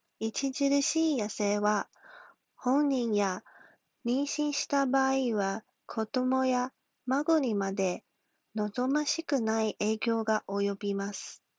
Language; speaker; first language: Japanese; non-native, fluent; Chinese